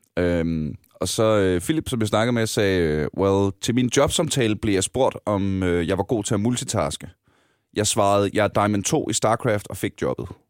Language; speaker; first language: Danish; native; Danish